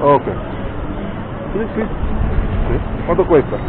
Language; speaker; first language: Spanish; non-native, learner; English